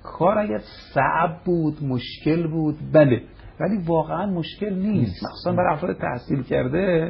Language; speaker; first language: Persian; native; Persian